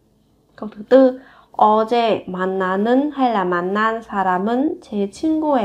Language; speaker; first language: Korean; non-native, fluent; Vietnamese